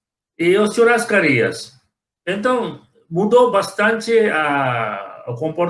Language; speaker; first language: Portuguese; non-native, fluent; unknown